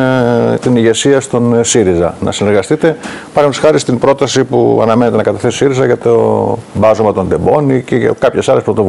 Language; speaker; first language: Greek; native; Greek